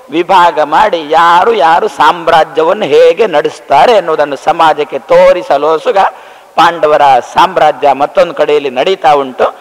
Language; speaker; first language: Kannada; non-native, local second language; Tulu